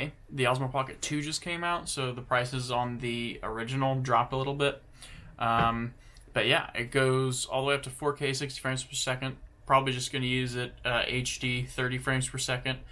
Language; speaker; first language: English; native; English